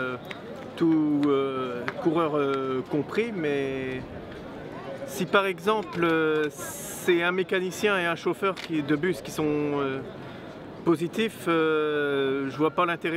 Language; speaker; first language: French; native; French